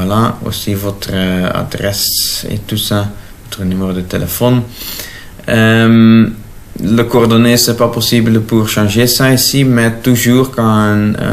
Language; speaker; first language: French; non-native, local second language; Dutch